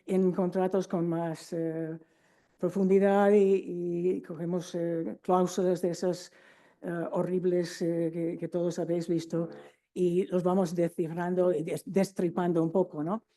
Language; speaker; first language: Spanish; non-native, fluent; English